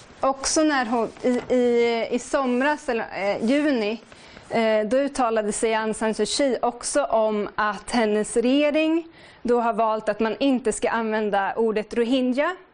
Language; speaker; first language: Swedish; native; Swedish